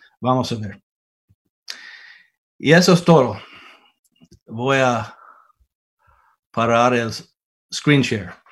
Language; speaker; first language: Spanish; non-native, fluent; English